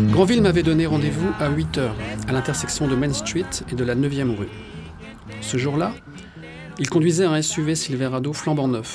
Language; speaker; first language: French; native; French